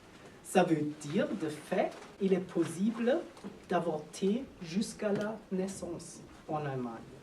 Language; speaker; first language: French; non-native, learner; German